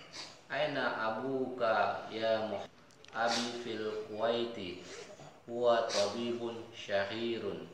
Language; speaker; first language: Arabic; non-native, learner; Indonesian